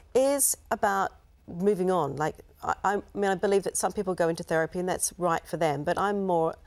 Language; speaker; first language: English; native; English